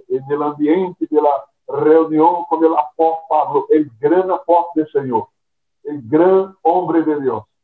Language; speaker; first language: Spanish; non-native, fluent; Portuguese